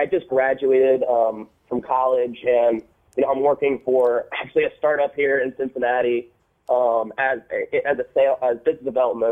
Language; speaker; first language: English; native; English